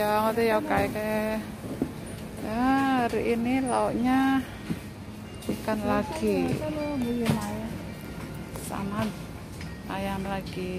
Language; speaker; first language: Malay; non-native, local second language; Javanese